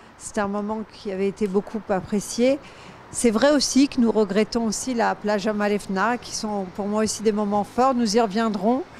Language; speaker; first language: French; native; French